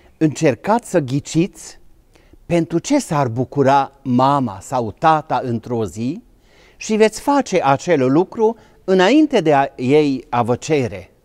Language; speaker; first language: Romanian; non-native, local second language; Hungarian